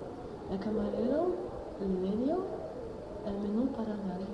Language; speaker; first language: Spanish; non-native, learner; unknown